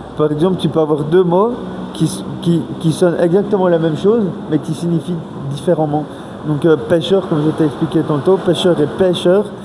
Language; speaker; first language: French; native; French